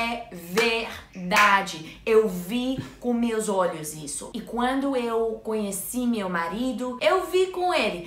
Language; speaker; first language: Portuguese; non-native, learner; English